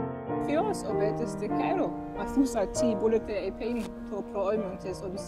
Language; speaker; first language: Greek; non-native, fluent; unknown